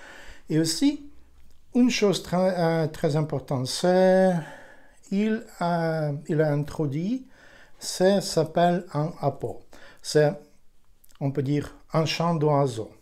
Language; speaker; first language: French; non-native, fluent; Ukrainian